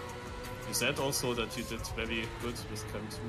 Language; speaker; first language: English; non-native, learner; German